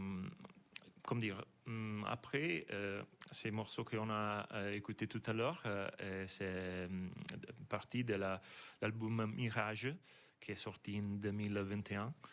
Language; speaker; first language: French; non-native, fluent; Italian